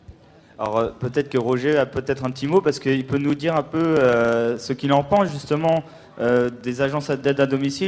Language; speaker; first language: French; native; French